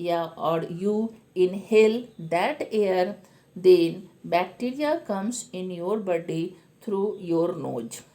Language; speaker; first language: English; non-native, local second language; Hindi